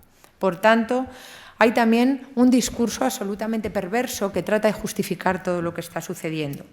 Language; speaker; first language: Spanish; native; Spanish